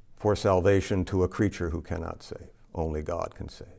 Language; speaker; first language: English; native; English